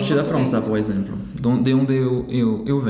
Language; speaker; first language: Portuguese; non-native, fluent; French